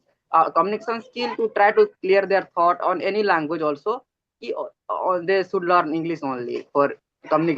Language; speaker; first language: English; non-native, learner; Odia